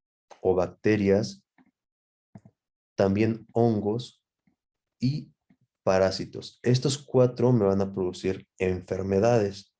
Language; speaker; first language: Spanish; native; Spanish